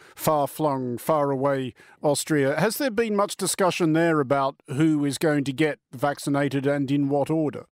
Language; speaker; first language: English; native; English